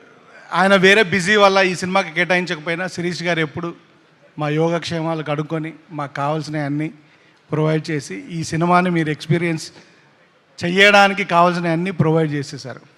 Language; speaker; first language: Telugu; native; Telugu